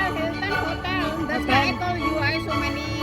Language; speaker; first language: English; non-native, learner; Indonesian